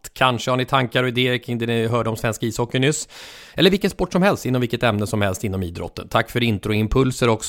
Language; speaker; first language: Swedish; native; Swedish